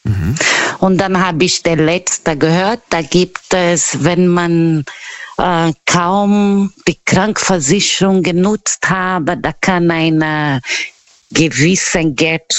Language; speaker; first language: German; non-native, fluent; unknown